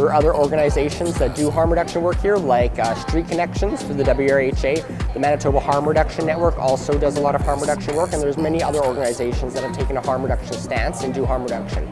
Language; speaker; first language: English; native; English